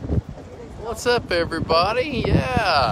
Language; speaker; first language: English; native; English